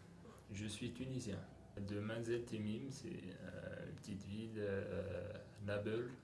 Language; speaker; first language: French; non-native, local second language; Arabic